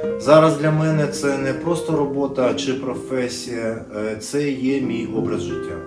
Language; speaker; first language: Ukrainian; non-native, local second language; Russian